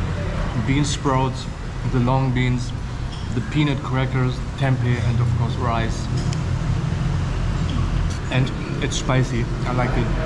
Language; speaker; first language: English; non-native, fluent; German